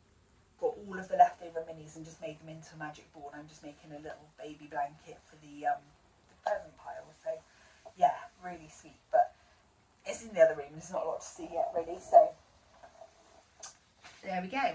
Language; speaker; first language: English; native; English